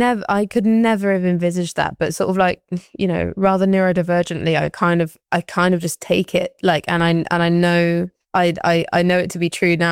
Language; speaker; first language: English; native; English